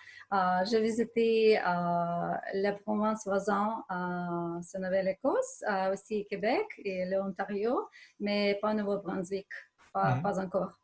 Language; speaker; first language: French; non-native, learner; Ukrainian